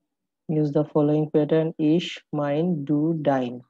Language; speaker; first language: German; non-native, learner; Bangla